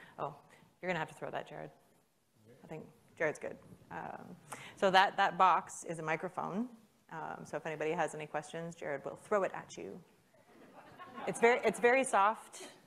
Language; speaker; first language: English; native; English